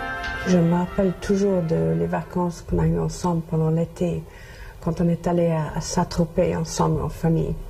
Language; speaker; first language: French; non-native, local second language; English